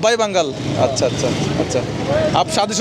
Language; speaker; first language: Hindi; non-native, learner; Bangla